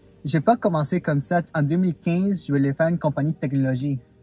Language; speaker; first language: French; non-native, fluent; Spanish